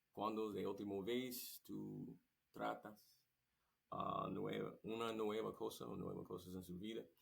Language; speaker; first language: Spanish; non-native, learner; English